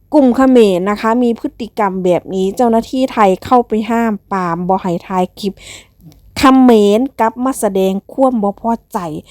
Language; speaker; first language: Thai; non-native, local second language; Northeastern Thai